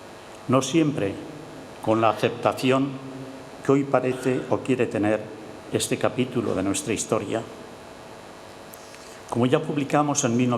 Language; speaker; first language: Spanish; native; Spanish